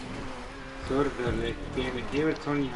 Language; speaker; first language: German; non-native, learner; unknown